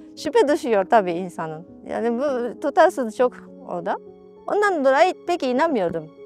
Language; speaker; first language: Turkish; non-native, fluent; Japanese